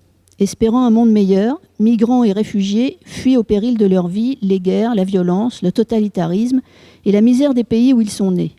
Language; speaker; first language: French; native; French